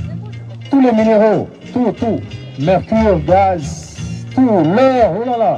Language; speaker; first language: French; non-native, fluent; Portuguese